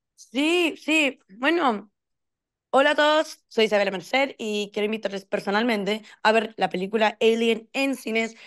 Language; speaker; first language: Spanish; early bilingual, heritage; Spanish